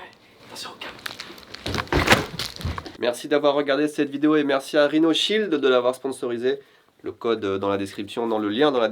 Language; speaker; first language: French; native; French